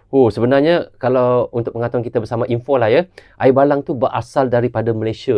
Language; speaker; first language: Malay; native; Malay